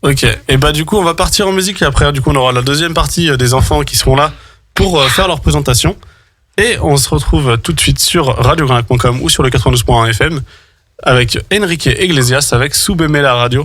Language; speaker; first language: French; native; French